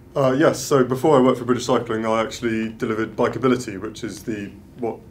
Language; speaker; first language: English; native; English